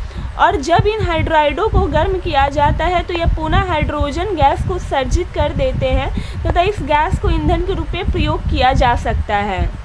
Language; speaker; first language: Hindi; native; Hindi